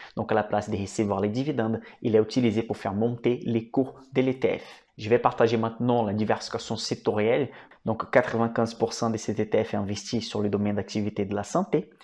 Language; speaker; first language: French; non-native, fluent; Portuguese